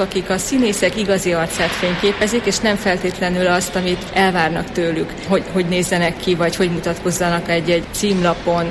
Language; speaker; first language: Hungarian; native; Hungarian